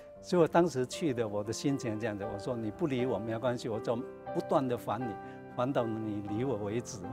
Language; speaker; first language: Chinese; non-native, local second language; Cantonese